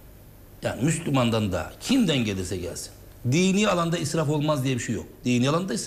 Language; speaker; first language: Turkish; native; Turkish